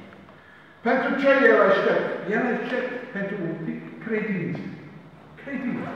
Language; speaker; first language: Romanian; non-native, learner; English